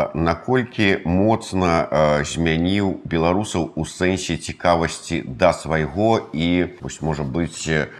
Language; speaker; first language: Belarusian; native; Belarusian